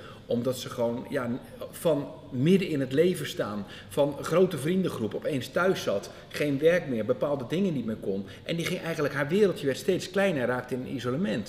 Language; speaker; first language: Dutch; native; Dutch